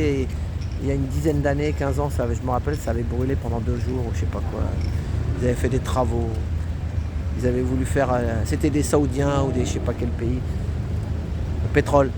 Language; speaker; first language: French; native; French